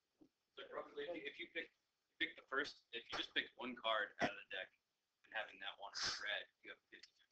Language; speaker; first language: English; native; English